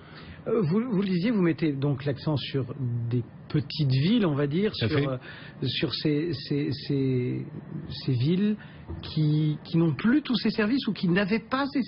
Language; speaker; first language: French; native; French